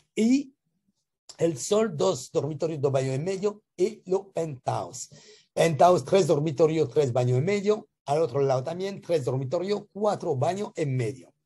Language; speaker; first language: Spanish; non-native, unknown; French